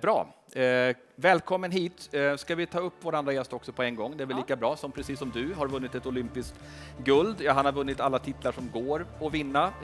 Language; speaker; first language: Swedish; native; Swedish